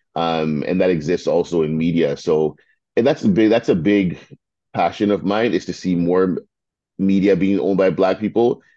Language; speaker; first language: English; native; English